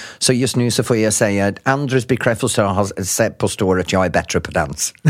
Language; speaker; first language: Swedish; non-native, fluent; English